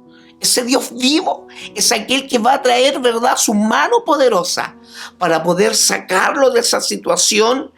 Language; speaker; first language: Spanish; native; Spanish